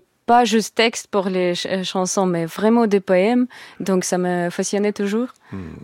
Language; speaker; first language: French; non-native, learner; Russian